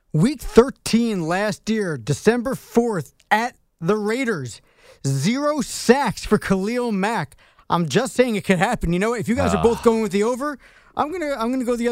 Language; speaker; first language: English; native; English